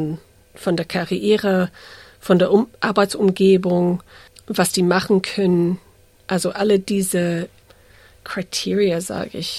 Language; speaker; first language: German; early bilingual, heritage; English